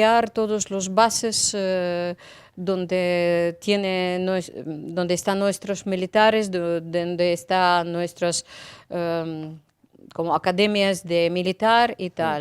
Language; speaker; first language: Spanish; non-native, learner; Ukrainian